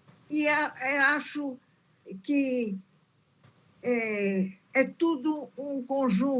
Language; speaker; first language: Portuguese; early bilingual, other home language; Italian